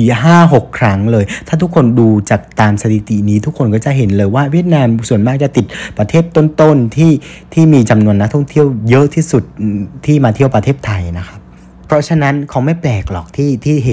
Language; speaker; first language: Thai; non-native, fluent; Vietnamese